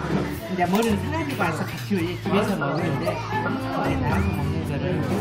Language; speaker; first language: Korean; native; Korean